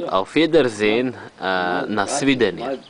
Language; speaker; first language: German; non-native, fluent; Slovenian